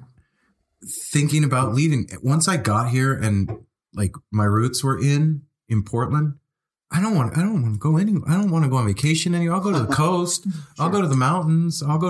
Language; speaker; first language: English; native; English